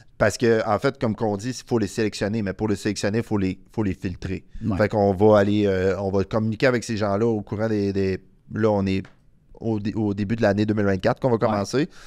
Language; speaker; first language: French; native; French